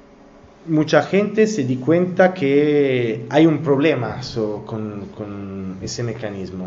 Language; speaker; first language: Spanish; non-native, learner; Italian